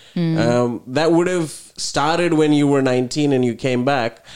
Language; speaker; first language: English; early bilingual, other home language; Italian